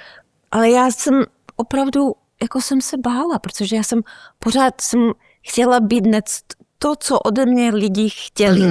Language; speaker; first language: Czech; early bilingual, heritage; Czech